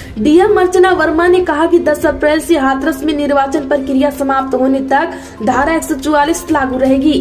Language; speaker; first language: Hindi; native; Hindi